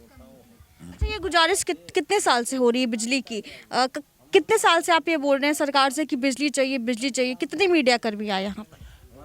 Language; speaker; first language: Hindi; native; Hindi